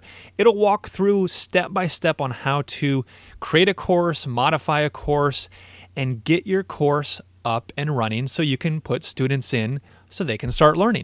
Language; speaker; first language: English; native; English